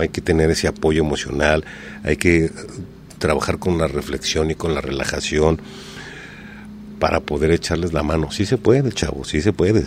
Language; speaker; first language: Spanish; native; Spanish